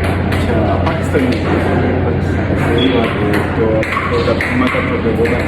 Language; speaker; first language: Hindi; non-native, learner; Bangla